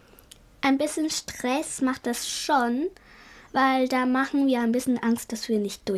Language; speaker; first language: German; early bilingual, other home language; Chinese